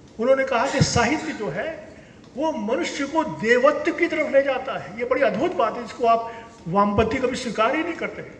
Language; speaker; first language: Hindi; native; Hindi